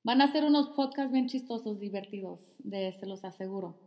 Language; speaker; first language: Spanish; early bilingual, heritage; Spanish